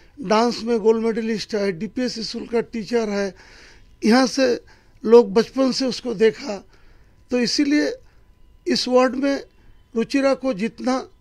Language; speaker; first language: Hindi; non-native, local second language; Bangla